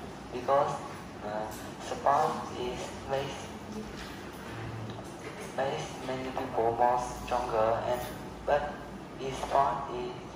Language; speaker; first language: English; non-native, learner; Vietnamese